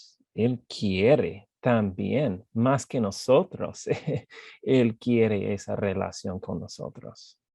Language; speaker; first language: Spanish; non-native, fluent; English